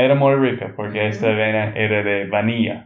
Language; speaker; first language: Spanish; non-native, learner; English